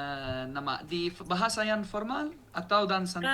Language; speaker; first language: Indonesian; non-native, learner; Arabic